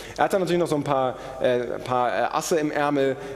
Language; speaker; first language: German; native; German